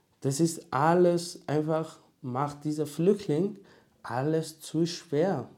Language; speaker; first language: German; non-native, learner; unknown